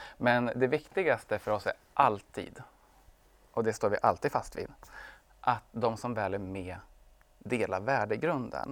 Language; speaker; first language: Swedish; native; Swedish